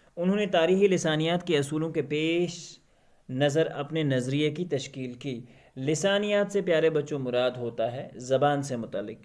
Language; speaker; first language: Urdu; non-native, local second language; Kashmiri